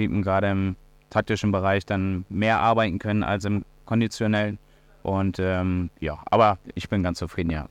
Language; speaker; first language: German; native; German